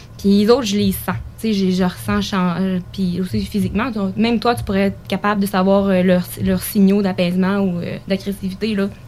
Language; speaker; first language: French; native; French